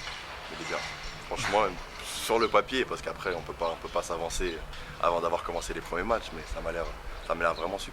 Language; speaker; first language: French; native; French